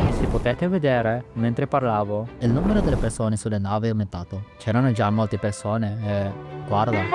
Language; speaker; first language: Italian; non-native, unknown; Filipino